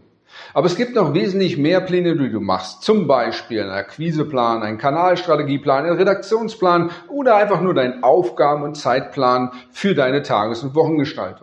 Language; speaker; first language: German; native; German